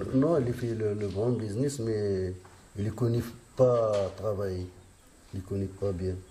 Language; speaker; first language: French; non-native, learner; Arabic